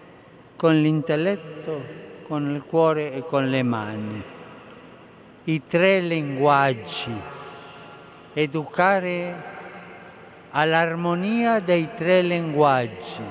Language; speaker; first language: Italian; non-native, fluent; Spanish